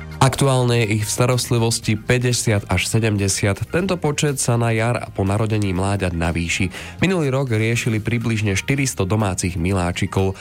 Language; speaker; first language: Slovak; native; Slovak